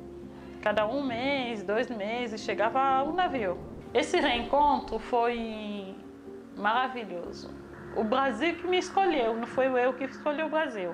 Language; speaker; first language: Portuguese; non-native, fluent; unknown